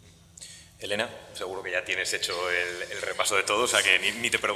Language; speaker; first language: Spanish; native; Spanish